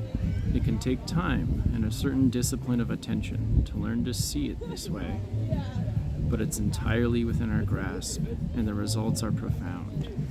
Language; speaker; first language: English; native; English